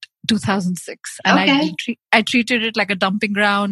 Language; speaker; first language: English; non-native, local second language; Hindi